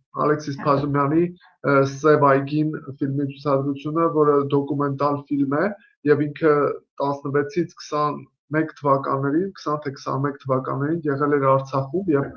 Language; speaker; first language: Armenian; native; Armenian